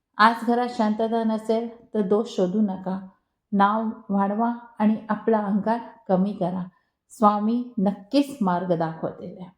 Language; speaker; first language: Marathi; non-native, local second language; Hindi